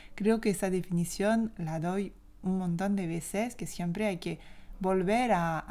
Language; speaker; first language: Spanish; non-native, fluent; French